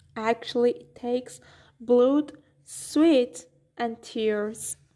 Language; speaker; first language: English; non-native, fluent; Persian